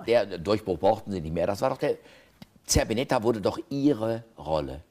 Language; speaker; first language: German; native; German